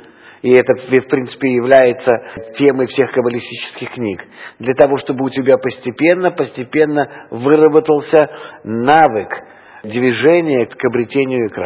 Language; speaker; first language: Russian; native; Russian